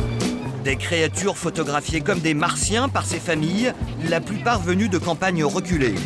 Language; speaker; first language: French; native; French